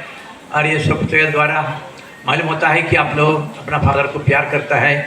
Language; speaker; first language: Hindi; non-native, local second language; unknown